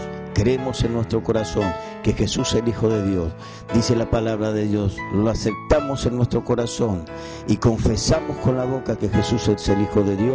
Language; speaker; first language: Spanish; native; Spanish